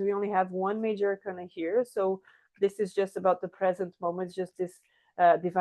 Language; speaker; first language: English; non-native, fluent; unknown